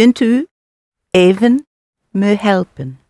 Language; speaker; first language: Dutch; non-native, learner; English